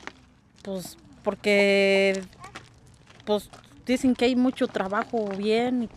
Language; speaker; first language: Spanish; native; Spanish